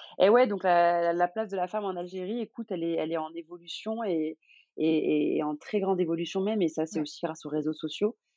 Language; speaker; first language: French; non-native, local second language; Arabic